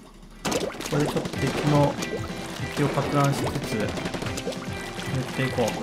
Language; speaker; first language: Japanese; native; Japanese